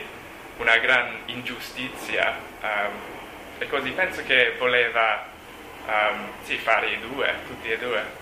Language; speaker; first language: Italian; non-native, learner; English